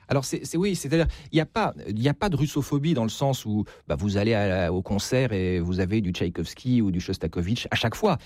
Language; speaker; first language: French; native; French